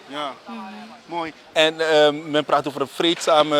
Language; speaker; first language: Dutch; native; Dutch